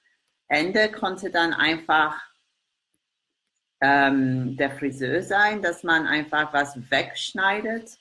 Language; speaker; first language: German; non-native, learner; English